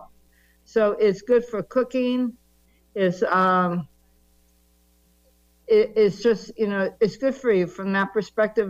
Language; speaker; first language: English; native; English